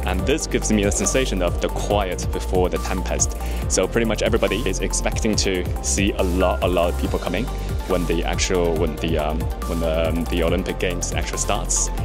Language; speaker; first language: English; non-native, fluent; Chinese